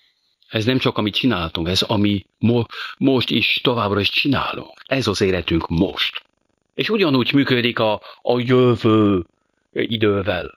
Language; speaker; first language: Hungarian; non-native, fluent; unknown